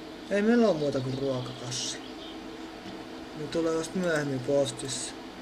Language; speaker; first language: Finnish; native; Finnish